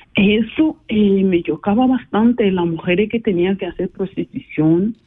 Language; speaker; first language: Spanish; non-native, fluent; Portuguese